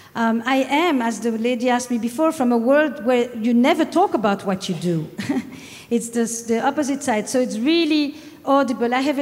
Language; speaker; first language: English; non-native, fluent; French